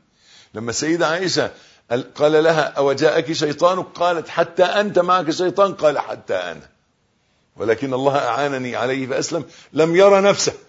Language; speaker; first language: Arabic; native; Arabic